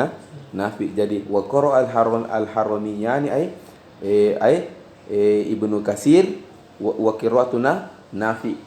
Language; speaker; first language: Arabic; non-native, fluent; Indonesian